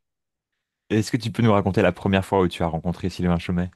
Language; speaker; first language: French; native; French